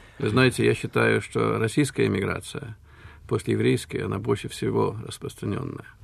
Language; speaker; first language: Russian; early bilingual, heritage; Russian